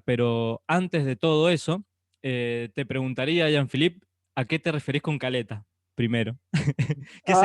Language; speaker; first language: Spanish; native; Spanish